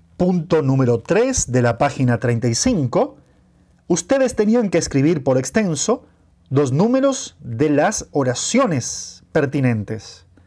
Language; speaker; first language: Spanish; non-native, fluent; Portuguese